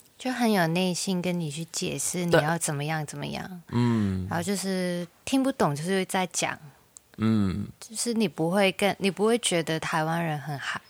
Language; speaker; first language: Chinese; non-native, fluent; Cantonese